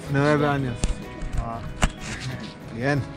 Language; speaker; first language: Spanish; non-native, learner; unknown